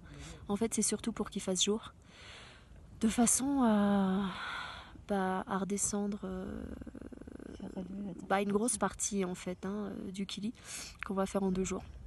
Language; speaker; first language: French; native; French